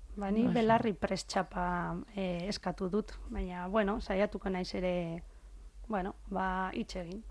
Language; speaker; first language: Basque; non-native, local second language; Spanish